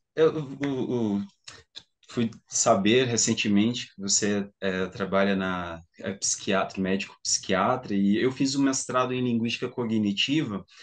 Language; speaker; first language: Portuguese; native; Portuguese